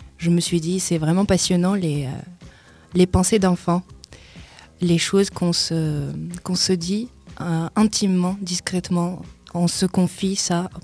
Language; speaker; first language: French; non-native, fluent; Russian